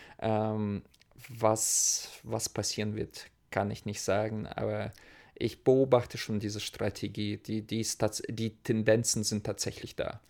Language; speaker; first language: German; non-native, fluent; Russian